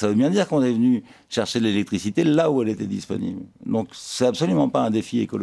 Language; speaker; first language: French; native; French